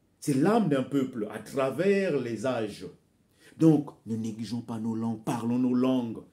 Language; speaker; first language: French; non-native, local second language; Bembe